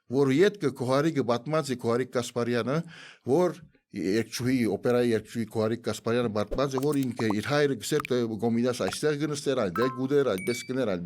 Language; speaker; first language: Armenian; native; Armenian